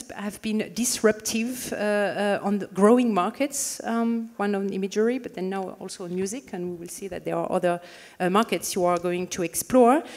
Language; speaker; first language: English; non-native, fluent; French